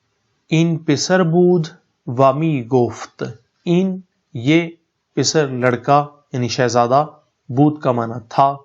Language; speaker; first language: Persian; non-native, fluent; Urdu